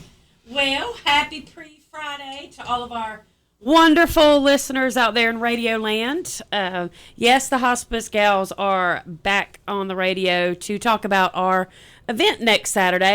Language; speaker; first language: English; native; English